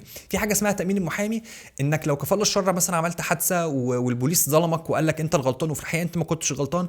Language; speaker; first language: Arabic; native; Arabic